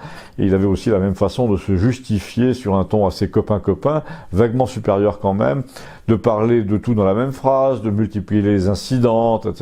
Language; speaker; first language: French; native; French